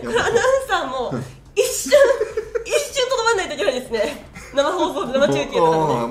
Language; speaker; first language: Japanese; native; Japanese